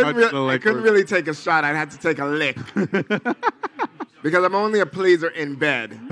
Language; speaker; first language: English; native; English